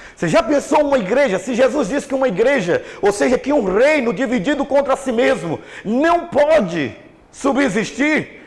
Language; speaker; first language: Portuguese; native; Portuguese